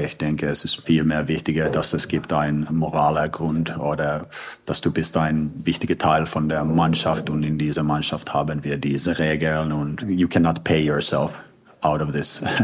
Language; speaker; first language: German; non-native, fluent; Finnish